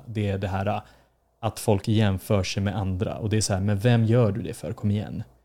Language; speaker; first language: Swedish; early bilingual, other home language; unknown